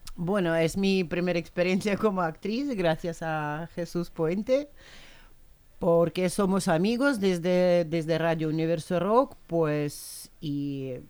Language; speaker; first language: Spanish; non-native, fluent; Russian